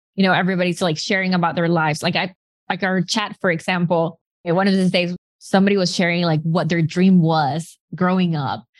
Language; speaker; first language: English; non-native, fluent; Spanish